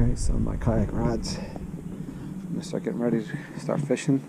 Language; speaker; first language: English; native; English